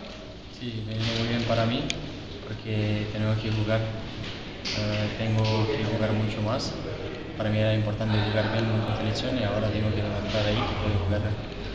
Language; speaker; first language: Spanish; non-native, learner; Romanian